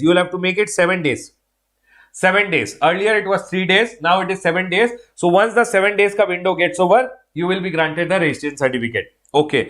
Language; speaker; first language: English; non-native, local second language; Hindi